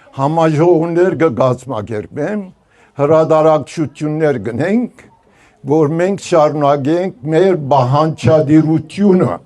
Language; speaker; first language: Armenian; non-native, local second language; Turkish